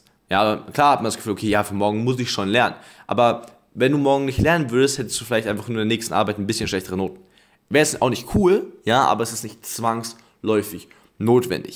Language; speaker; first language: German; native; German